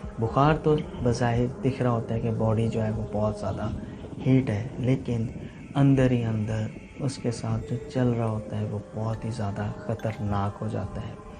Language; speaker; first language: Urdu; non-native, local second language; Punjabi